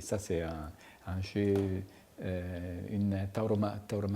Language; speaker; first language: French; non-native, fluent; Italian